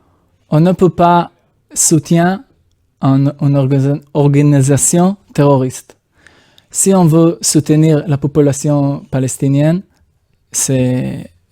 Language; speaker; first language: French; non-native, fluent; Hebrew